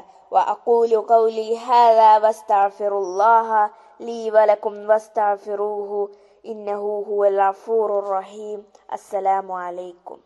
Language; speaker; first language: Arabic; non-native, learner; Malayalam